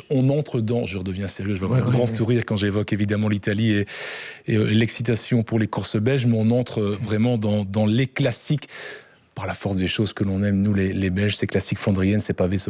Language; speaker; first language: French; native; French